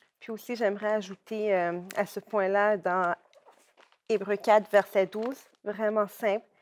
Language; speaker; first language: French; native; French